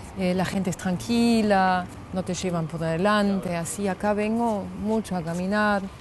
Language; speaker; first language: Spanish; non-native, fluent; German